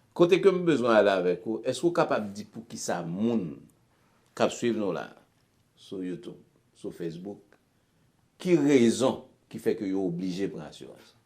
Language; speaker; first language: Haitian Creole; native; Haitian Creole